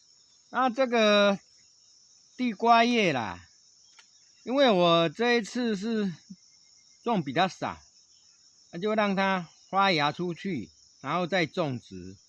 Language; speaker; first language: Chinese; non-native, local second language; Min Nan Chinese